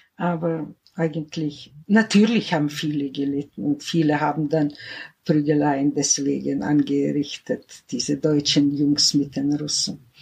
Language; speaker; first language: German; early bilingual, heritage; German